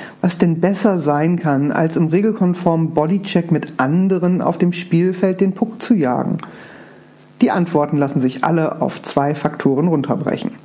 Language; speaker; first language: German; native; German